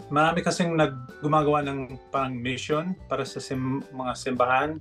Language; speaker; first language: Filipino; non-native, fluent; English